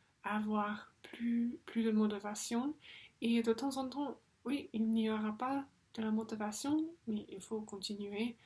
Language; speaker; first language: French; non-native, fluent; English